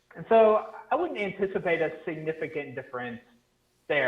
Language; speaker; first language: English; native; English